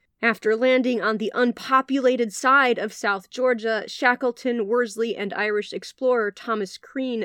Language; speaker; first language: English; native; English